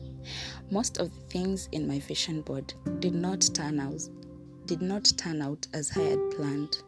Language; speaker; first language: English; non-native, local second language; Luo (Kenya and Tanzania)